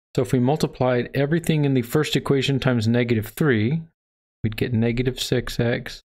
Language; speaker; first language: English; native; English